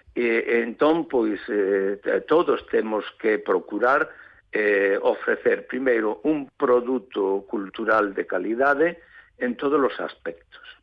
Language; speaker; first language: Galician; native; Galician